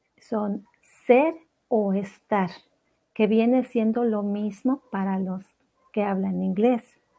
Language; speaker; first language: Spanish; native; Spanish